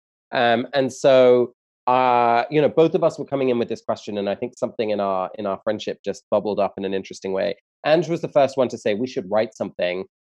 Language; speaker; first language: English; native; English